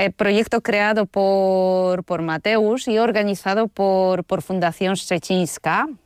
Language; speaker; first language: Spanish; non-native, fluent; Polish